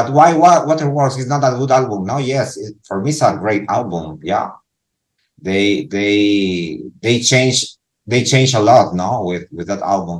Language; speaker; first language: English; non-native, learner; Spanish